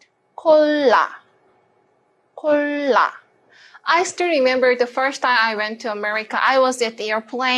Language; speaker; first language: English; non-native, fluent; Korean